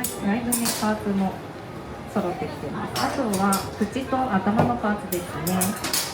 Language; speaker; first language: Japanese; native; Japanese